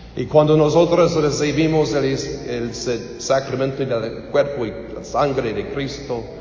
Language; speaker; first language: Spanish; non-native, learner; English